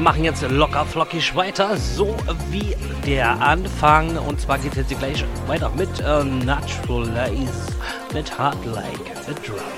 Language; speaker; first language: German; native; German